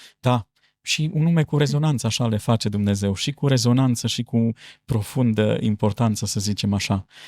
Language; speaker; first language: Romanian; native; Romanian